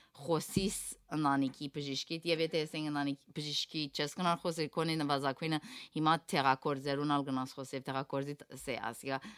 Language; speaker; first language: Armenian; early bilingual, heritage; Armenian